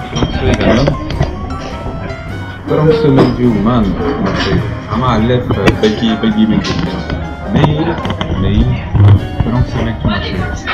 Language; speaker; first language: Korean; non-native, learner; French